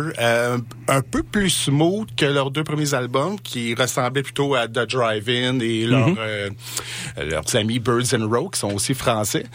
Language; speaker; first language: French; native; French